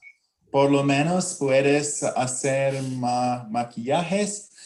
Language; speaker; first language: Spanish; non-native, learner; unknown